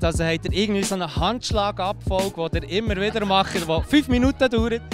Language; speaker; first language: German; native; German